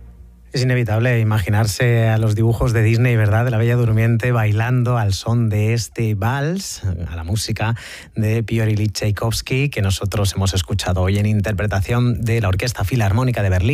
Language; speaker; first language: Spanish; native; Spanish